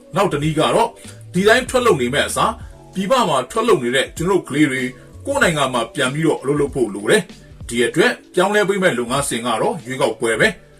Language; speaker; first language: Burmese; native; Burmese